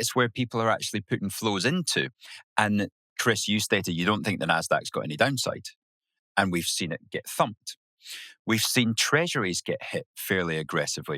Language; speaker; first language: English; native; English